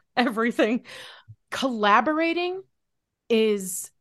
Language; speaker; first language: English; native; English